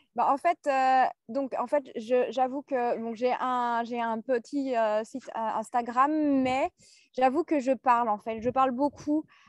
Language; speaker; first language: French; native; French